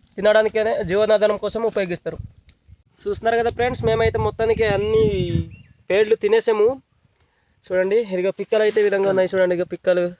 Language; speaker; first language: Telugu; non-native, local second language; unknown